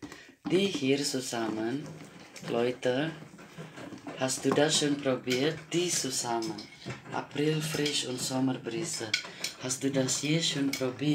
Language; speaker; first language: German; non-native, fluent; Croatian